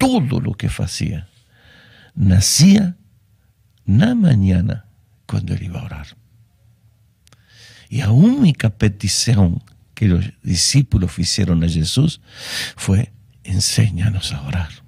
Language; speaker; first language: Spanish; non-native, fluent; Portuguese